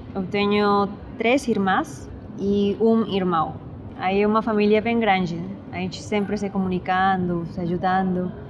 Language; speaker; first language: Portuguese; non-native, fluent; Spanish